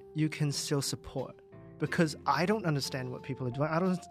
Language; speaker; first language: English; native; English